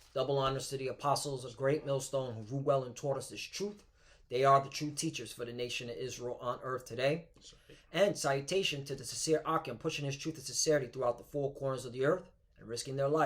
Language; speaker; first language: English; native; English